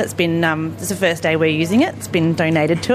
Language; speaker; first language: English; native; English